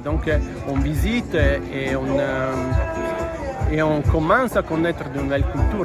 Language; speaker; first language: French; non-native, fluent; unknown